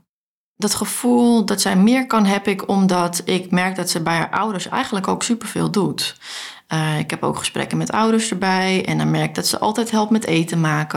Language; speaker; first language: Dutch; native; Dutch